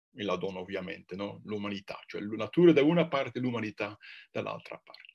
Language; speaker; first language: Italian; non-native, fluent; Dutch